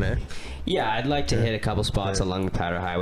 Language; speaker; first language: English; native; English